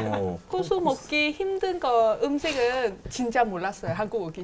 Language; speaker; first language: Korean; non-native, fluent; Vietnamese